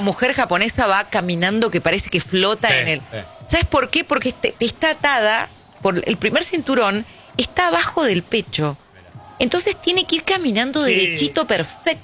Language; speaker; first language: Spanish; native; Spanish